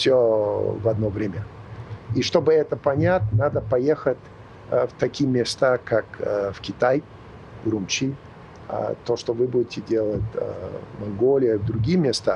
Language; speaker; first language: Russian; non-native, fluent; English